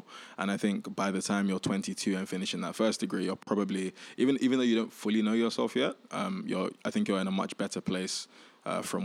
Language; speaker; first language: English; native; English